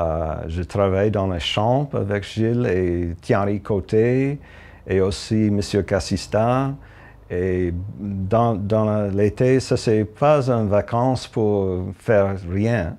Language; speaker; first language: French; non-native, local second language; English